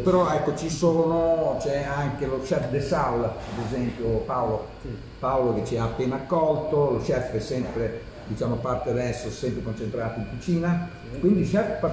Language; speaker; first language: Italian; native; Italian